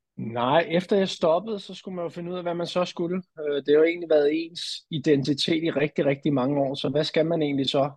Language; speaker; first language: Danish; native; Danish